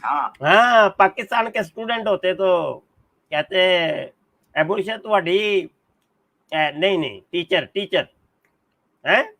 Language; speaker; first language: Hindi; non-native, local second language; Punjabi